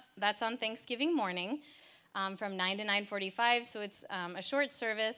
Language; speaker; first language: English; native; English